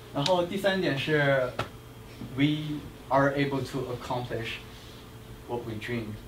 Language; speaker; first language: English; non-native, fluent; Chinese